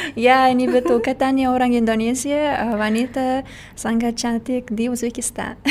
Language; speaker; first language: Indonesian; non-native, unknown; Uzbek